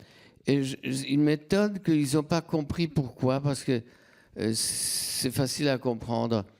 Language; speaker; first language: French; non-native, fluent; Polish